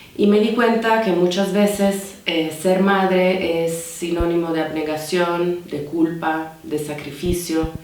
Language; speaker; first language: Spanish; non-native, fluent; Italian